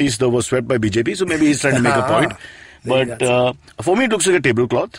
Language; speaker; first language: English; non-native, local second language; Hindi